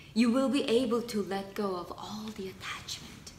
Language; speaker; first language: English; non-native, fluent; Korean